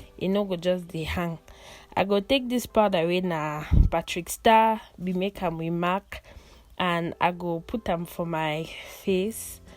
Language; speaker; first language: Nigerian Pidgin; non-native, local second language; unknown